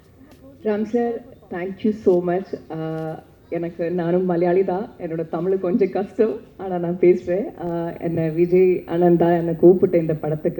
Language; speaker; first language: Tamil; non-native, learner; Malayalam